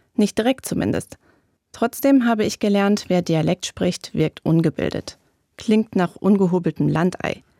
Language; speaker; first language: German; native; German